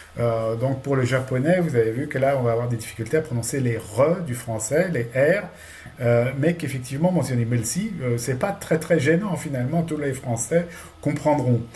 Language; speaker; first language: French; native; French